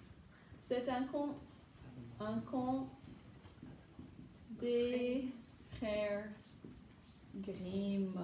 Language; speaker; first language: French; non-native, fluent; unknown